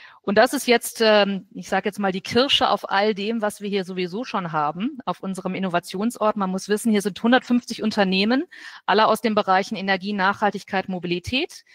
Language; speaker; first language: German; native; German